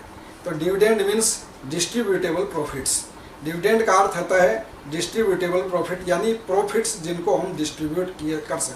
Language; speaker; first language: Hindi; native; Hindi